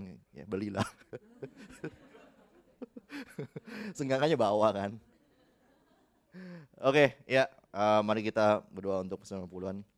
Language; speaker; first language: Indonesian; native; Indonesian